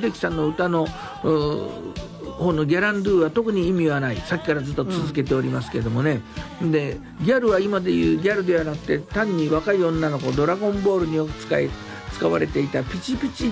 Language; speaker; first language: Japanese; native; Japanese